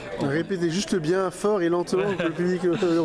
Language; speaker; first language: French; native; French